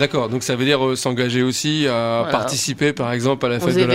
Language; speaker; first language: French; native; French